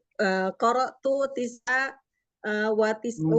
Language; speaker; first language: Arabic; non-native, learner; Indonesian